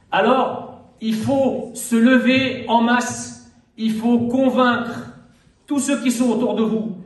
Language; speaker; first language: French; early bilingual, other home language; Arabic